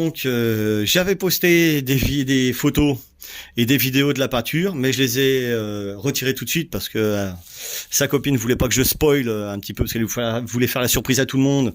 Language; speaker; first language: French; native; French